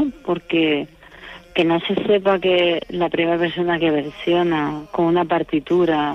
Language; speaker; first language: Spanish; native; Spanish